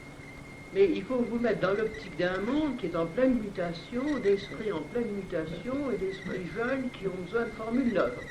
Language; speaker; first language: French; native; French